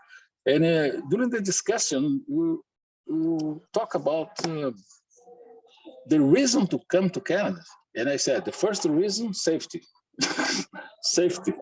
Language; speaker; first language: English; non-native, learner; Portuguese